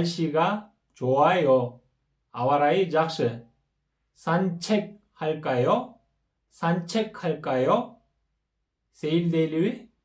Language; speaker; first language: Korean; non-native, fluent; Kyrgyz